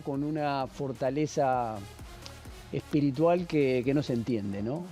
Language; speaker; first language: Spanish; native; Spanish